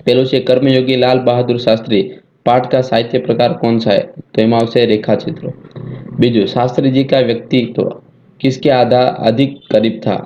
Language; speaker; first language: Hindi; non-native, local second language; Gujarati